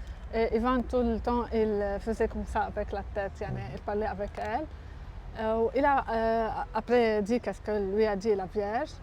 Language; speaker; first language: French; non-native, local second language; Arabic